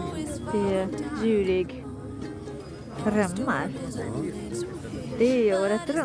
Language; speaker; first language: Swedish; non-native, learner; Japanese